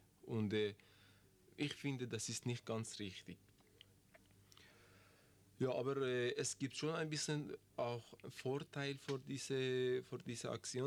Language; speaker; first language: German; non-native, learner; Persian